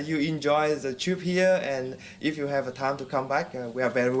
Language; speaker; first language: English; non-native, fluent; Vietnamese